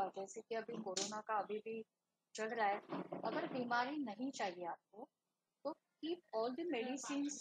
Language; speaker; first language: Hindi; non-native, local second language; Marathi